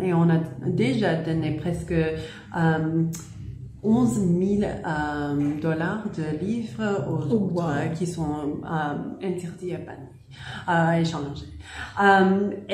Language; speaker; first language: French; non-native, learner; English